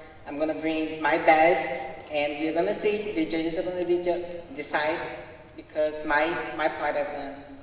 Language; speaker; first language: English; non-native, learner; Spanish